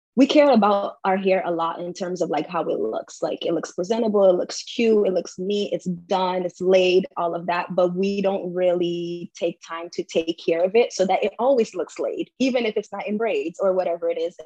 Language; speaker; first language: English; early bilingual, heritage; English